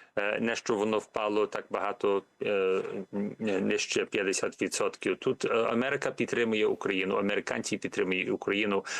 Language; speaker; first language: Ukrainian; early bilingual, heritage; Ukrainian